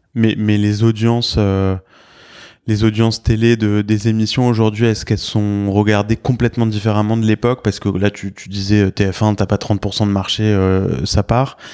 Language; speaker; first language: French; native; French